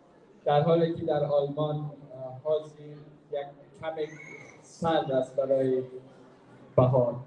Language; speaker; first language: Persian; non-native, learner; German